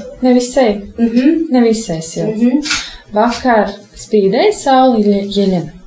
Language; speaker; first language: Latvian; non-native, local second language; Russian